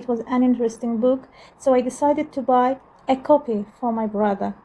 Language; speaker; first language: English; non-native, fluent; Azerbaijani